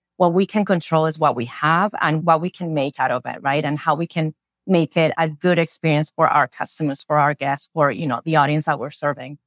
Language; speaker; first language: English; non-native, fluent; Spanish